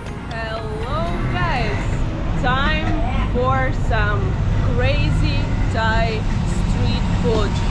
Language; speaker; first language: English; non-native, fluent; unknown